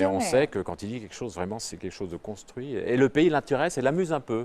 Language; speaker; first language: French; native; French